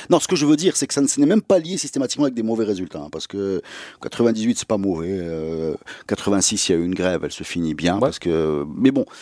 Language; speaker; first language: French; non-native, local second language; Arabic